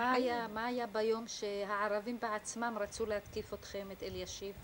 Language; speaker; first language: Hebrew; native; Hebrew